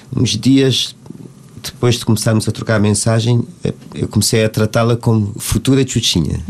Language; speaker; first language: Portuguese; non-native, local second language; Kabuverdianu